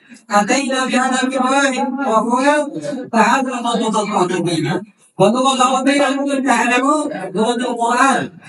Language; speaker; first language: Arabic; non-native, fluent; Indonesian